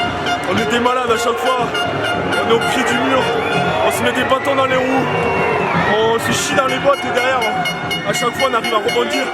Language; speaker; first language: French; native; French